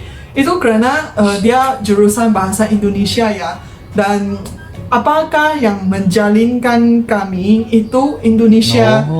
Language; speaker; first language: Indonesian; non-native, fluent; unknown